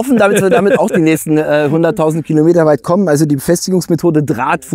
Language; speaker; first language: German; native; German